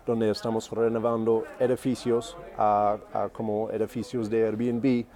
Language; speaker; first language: Spanish; non-native, fluent; English